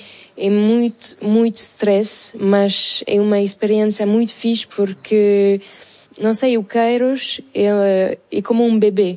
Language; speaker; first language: Portuguese; non-native, fluent; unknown